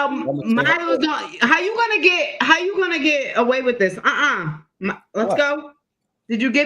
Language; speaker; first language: English; native; English